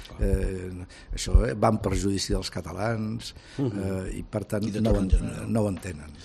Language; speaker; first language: Catalan; native; Catalan